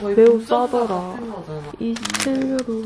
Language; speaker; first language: Korean; native; Korean